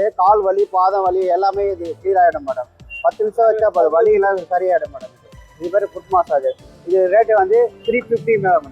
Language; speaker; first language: Tamil; native; Tamil